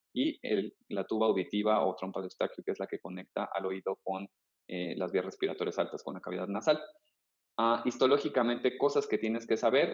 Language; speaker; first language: Spanish; native; Spanish